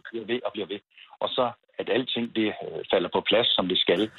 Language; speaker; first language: Danish; native; Danish